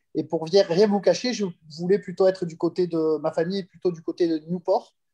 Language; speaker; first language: French; native; French